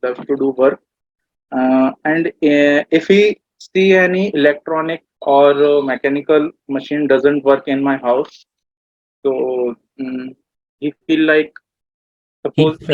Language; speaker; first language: English; non-native, learner; Hindi